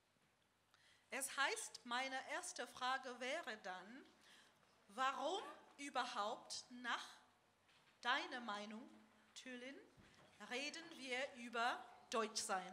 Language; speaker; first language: German; non-native, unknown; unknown